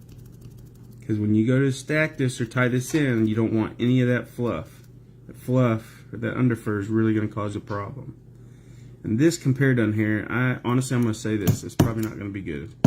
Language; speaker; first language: English; native; English